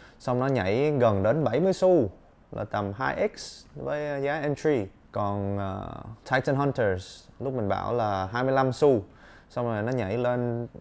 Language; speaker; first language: Vietnamese; early bilingual, heritage; Vietnamese